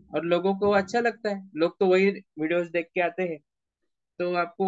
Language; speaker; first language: Hindi; non-native, local second language; Marathi